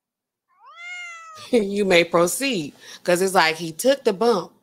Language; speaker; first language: English; native; English